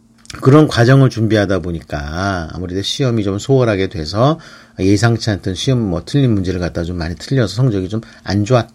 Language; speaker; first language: Korean; native; Korean